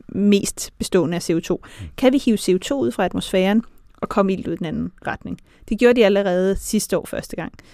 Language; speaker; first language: Danish; native; Danish